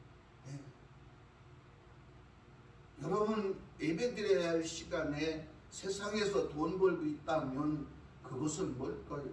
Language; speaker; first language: Korean; native; Korean